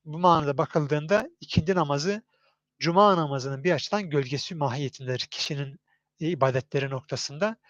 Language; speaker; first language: Turkish; native; Turkish